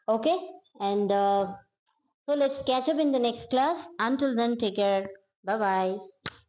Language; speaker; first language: English; non-native, local second language; Tamil